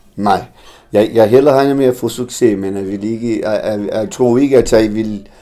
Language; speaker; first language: Danish; non-native, fluent; Portuguese